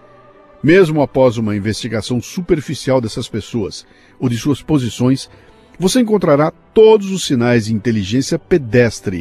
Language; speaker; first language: Portuguese; native; Portuguese